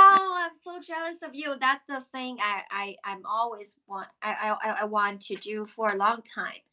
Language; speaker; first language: English; non-native, fluent; Chinese